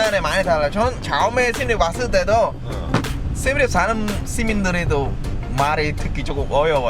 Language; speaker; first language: Korean; non-native, learner; Khmer